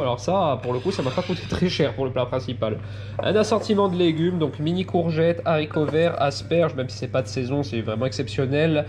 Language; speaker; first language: French; native; French